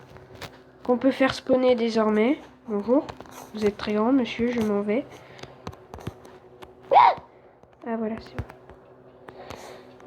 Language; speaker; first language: French; native; French